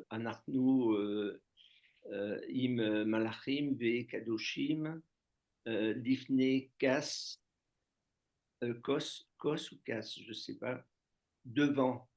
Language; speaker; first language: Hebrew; non-native, learner; French